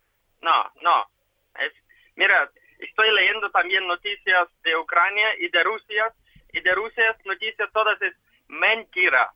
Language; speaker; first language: Spanish; non-native, learner; Ukrainian